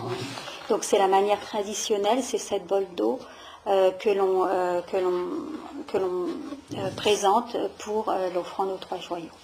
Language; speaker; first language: French; native; French